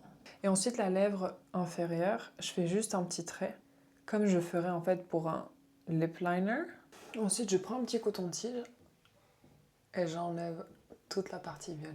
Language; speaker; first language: French; native; French